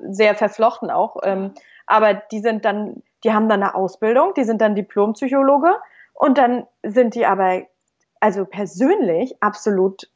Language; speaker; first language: German; native; German